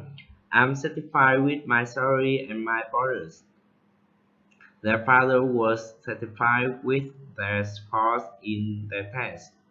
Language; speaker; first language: English; non-native, learner; Vietnamese